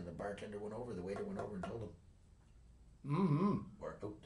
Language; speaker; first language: English; native; English